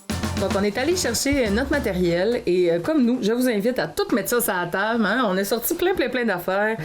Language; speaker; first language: French; native; French